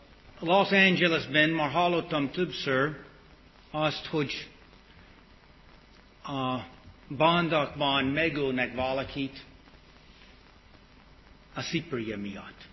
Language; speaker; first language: Hungarian; early bilingual, heritage; English